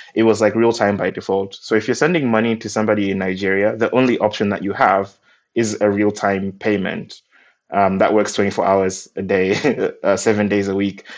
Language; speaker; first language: English; non-native, local second language; Nyanja